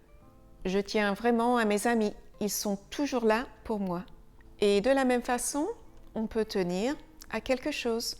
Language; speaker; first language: French; native; French